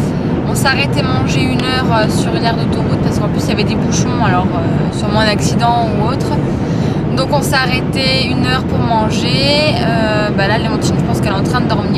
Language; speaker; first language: French; native; French